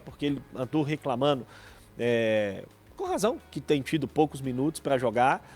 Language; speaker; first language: Portuguese; native; Portuguese